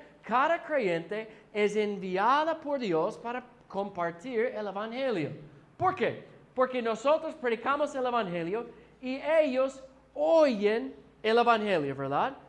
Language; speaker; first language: Spanish; non-native, fluent; English